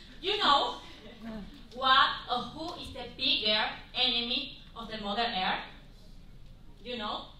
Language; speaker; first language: English; non-native, learner; Spanish